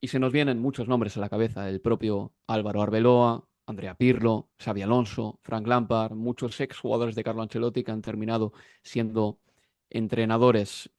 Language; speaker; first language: Spanish; native; Spanish